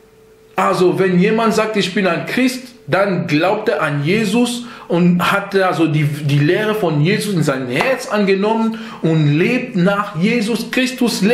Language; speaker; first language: German; non-native, fluent; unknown